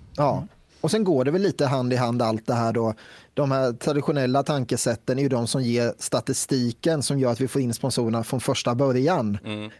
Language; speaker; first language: Swedish; native; Swedish